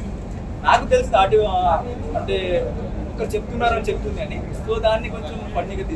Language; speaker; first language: Telugu; non-native, local second language; Kannada